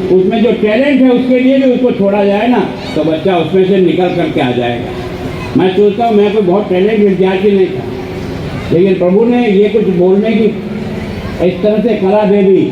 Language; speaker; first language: Hindi; native; Hindi